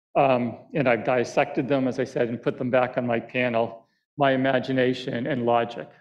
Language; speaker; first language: English; native; English